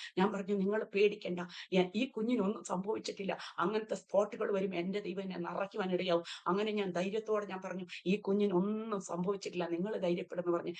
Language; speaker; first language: Malayalam; early bilingual, heritage; Malayalam